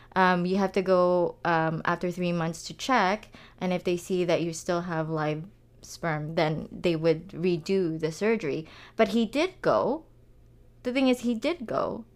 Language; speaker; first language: English; non-native, local second language; Filipino